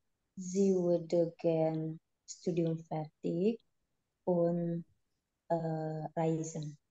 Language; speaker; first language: German; non-native, learner; Indonesian